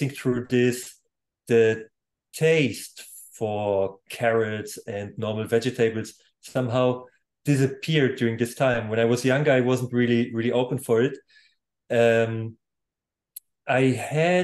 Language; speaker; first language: English; non-native, fluent; German